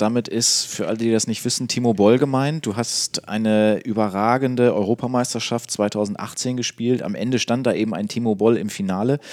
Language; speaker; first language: German; native; German